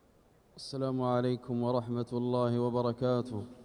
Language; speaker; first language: Arabic; native; Arabic